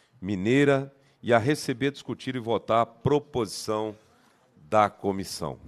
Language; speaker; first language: Portuguese; native; Portuguese